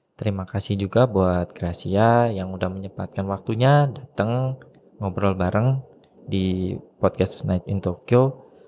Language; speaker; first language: Indonesian; native; Indonesian